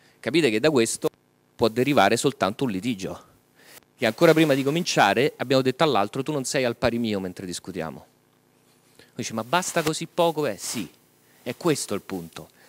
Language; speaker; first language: Italian; native; Italian